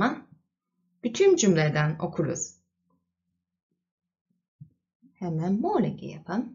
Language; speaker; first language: Turkish; non-native, fluent; Chinese